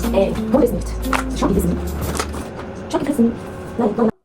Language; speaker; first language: German; non-native, learner; Mongolian